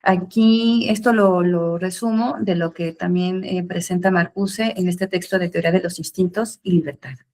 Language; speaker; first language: Spanish; native; Spanish